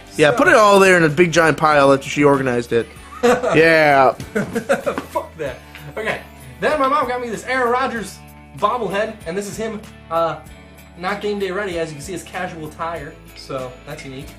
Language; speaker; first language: English; native; English